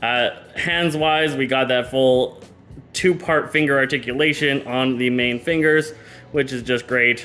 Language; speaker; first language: English; native; English